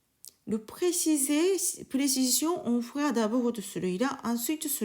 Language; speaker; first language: French; non-native, learner; Japanese